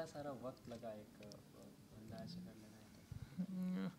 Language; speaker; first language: Hindi; native; Hindi